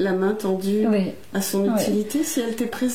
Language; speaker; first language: French; native; French